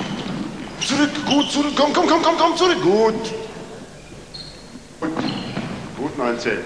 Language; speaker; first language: German; non-native, fluent; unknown